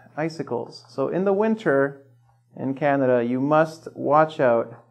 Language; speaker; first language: English; native; English